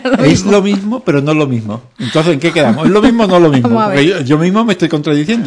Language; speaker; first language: Spanish; native; Spanish